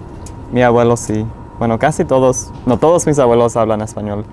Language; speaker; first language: Spanish; early bilingual, heritage; English